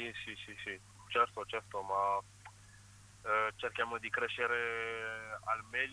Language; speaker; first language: Italian; non-native, fluent; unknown